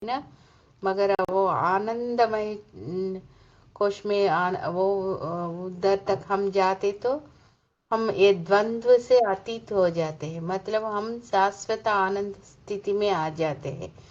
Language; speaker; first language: Hindi; non-native, local second language; Telugu